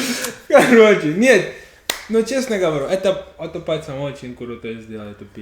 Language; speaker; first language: Russian; non-native, learner; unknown